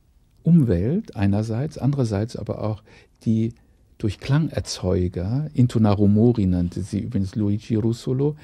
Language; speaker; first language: German; native; German